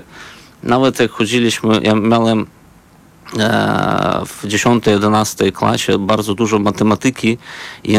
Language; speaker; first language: Polish; non-native, fluent; Belarusian